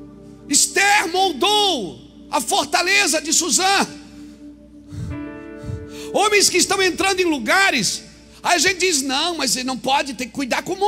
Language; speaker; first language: Portuguese; native; Portuguese